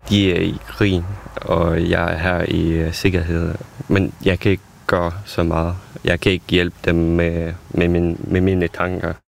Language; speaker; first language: Danish; non-native, fluent; Ukrainian